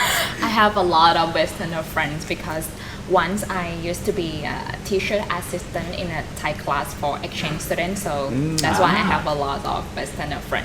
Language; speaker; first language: English; non-native, learner; Thai